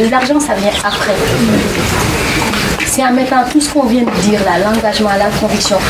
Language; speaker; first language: French; non-native, local second language; Wolof